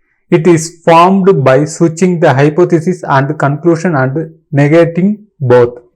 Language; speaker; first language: English; non-native, local second language; Tamil